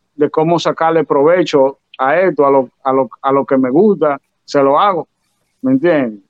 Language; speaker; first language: Spanish; native; Spanish